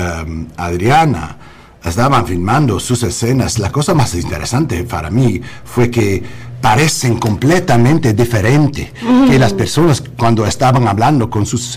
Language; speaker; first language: Spanish; non-native, learner; English